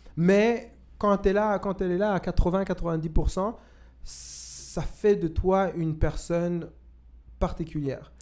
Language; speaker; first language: French; non-native, local second language; Kinyarwanda